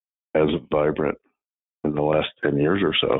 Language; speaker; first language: English; native; English